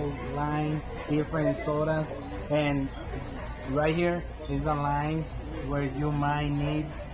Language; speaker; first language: English; non-native, learner; Spanish